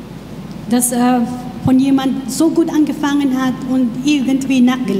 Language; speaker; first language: German; non-native, learner; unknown